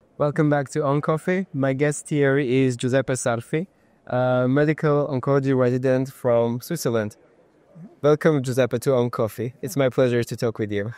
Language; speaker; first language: English; non-native, fluent; Armenian